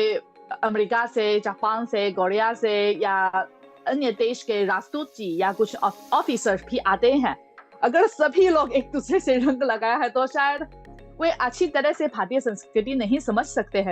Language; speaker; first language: Hindi; non-native, fluent; Chinese